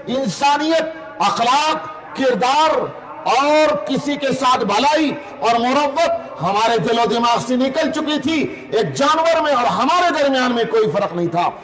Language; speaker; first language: Urdu; native; Urdu